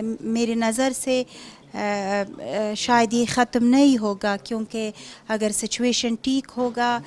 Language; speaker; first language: Hindi; non-native, fluent; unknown